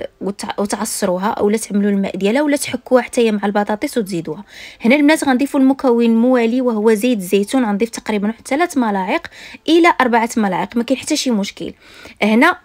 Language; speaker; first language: Arabic; native; Arabic